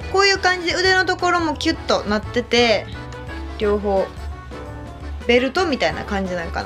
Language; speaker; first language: Japanese; native; Japanese